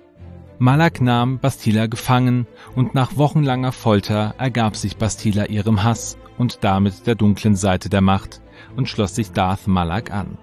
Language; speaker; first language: German; native; German